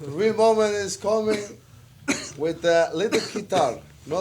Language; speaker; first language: English; non-native, learner; Italian